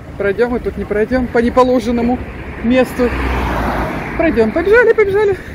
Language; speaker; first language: Russian; native; Russian